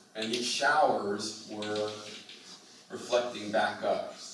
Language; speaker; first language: English; native; English